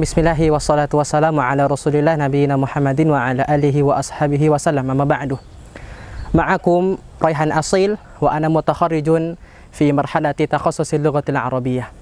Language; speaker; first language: Arabic; non-native, fluent; Indonesian